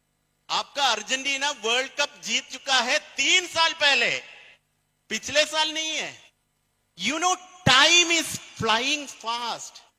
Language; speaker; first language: Hindi; non-native, fluent; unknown